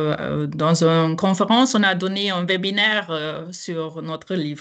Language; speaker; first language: French; non-native, fluent; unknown